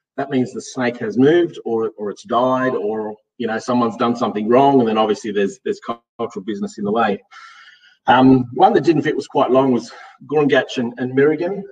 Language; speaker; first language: English; native; English